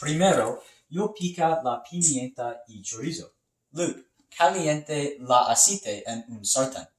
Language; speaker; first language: Spanish; non-native, learner; English